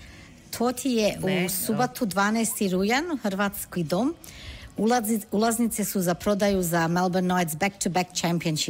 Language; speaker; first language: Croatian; early bilingual, heritage; Croatian